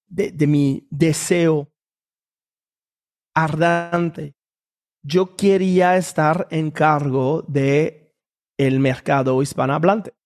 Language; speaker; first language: Spanish; non-native, fluent; French